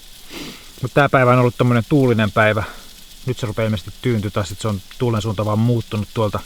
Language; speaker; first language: Finnish; native; Finnish